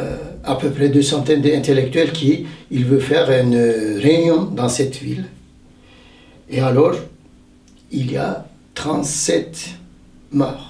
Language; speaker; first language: French; non-native, fluent; Turkish